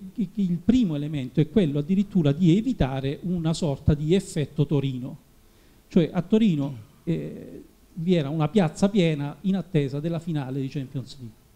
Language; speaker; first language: Italian; native; Italian